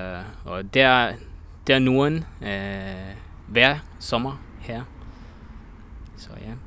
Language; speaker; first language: Danish; non-native, learner; Estonian